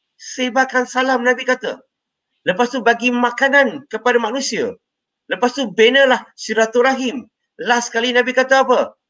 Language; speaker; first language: Malay; non-native, local second language; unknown